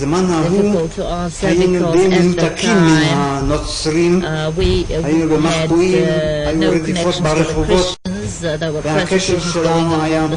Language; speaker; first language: Hebrew; non-native, fluent; German